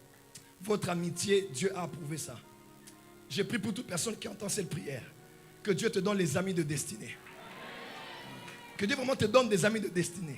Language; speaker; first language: French; non-native, local second language; Lingala